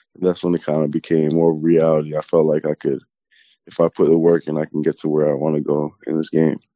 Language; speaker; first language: English; native; English